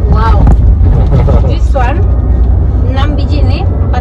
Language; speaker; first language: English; non-native, local second language; Malay